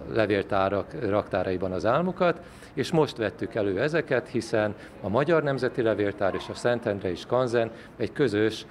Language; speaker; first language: Hungarian; native; Hungarian